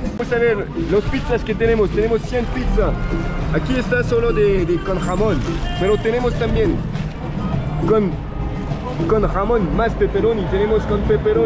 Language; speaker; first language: Spanish; non-native, learner; French